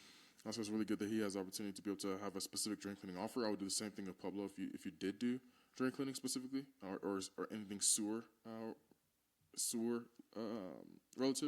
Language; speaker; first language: English; native; English